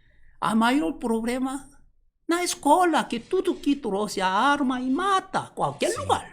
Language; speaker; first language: Portuguese; non-native, learner; Korean